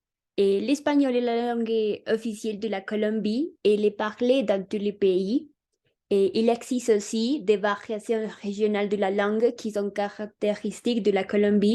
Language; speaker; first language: French; non-native, learner; Spanish